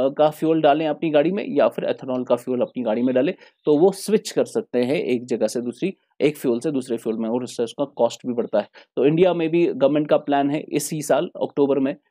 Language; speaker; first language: Hindi; non-native, local second language; Kashmiri